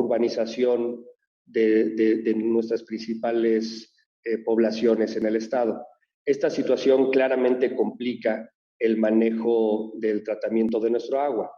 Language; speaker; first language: Spanish; native; Spanish